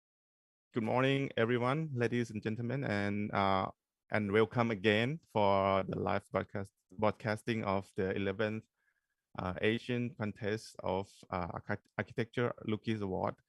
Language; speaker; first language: English; non-native, fluent; Thai